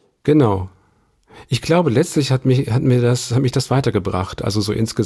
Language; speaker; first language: German; native; German